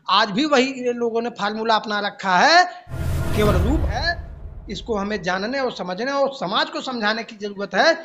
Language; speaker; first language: Hindi; native; Hindi